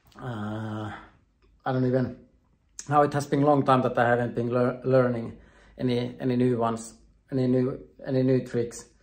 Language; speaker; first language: English; non-native, fluent; Finnish